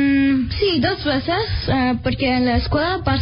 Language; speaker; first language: Spanish; early bilingual, heritage; Spanish